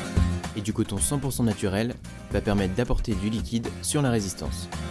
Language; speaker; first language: French; native; French